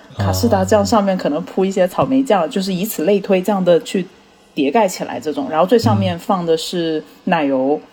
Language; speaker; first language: Chinese; early bilingual, heritage; Chinese